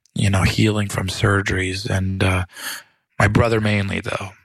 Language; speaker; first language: English; early bilingual, other home language; Romanian